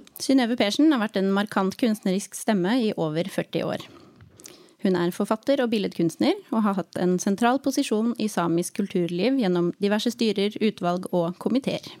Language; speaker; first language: Norwegian; native; Norwegian